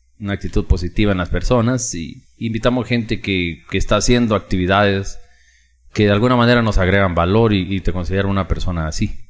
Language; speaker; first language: Spanish; native; Spanish